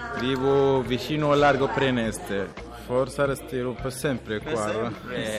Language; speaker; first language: Italian; non-native, learner; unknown